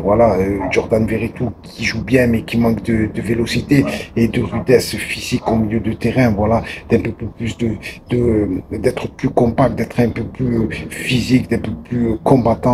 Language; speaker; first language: French; native; French